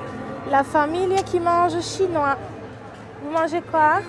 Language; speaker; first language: French; native; French